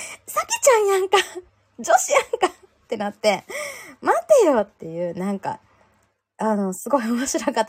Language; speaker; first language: Japanese; native; Japanese